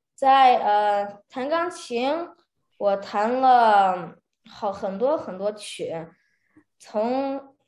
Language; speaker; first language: Chinese; early bilingual, heritage; Chinese